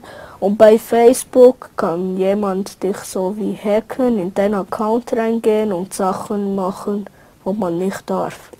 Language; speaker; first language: German; early bilingual, other home language; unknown